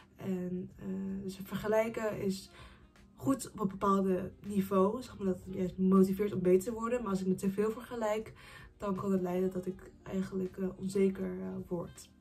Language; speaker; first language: Dutch; early bilingual, other home language; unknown